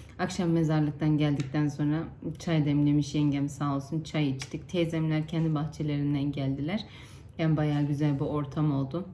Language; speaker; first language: Turkish; native; Turkish